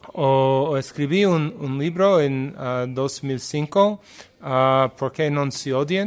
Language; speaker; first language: Spanish; non-native, learner; English